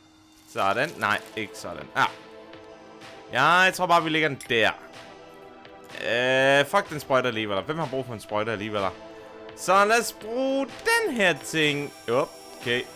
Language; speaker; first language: Danish; native; Danish